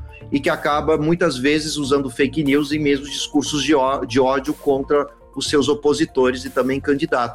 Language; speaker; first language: Portuguese; native; Portuguese